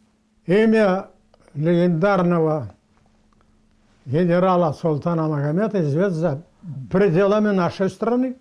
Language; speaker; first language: Russian; non-native, local second language; Karachay-Balkar